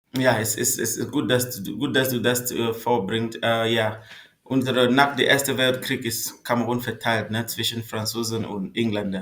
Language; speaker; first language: German; non-native, fluent; Northern Sotho